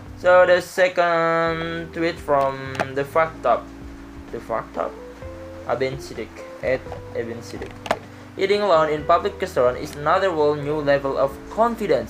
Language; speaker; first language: English; non-native, learner; Indonesian